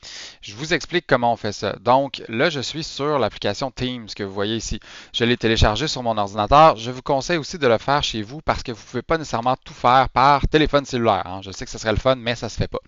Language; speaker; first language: French; native; French